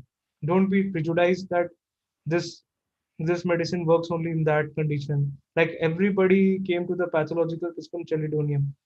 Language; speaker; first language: English; non-native, local second language; Hindi